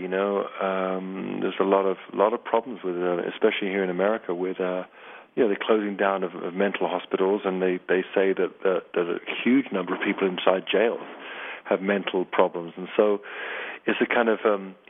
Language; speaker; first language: English; native; English